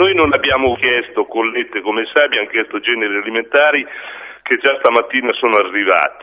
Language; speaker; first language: Italian; native; Italian